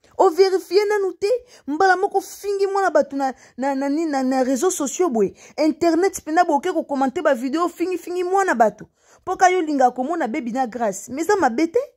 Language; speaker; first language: Lingala; native; Lingala